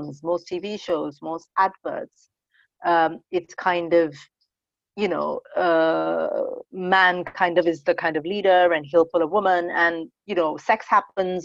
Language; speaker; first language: English; non-native, local second language; Hindi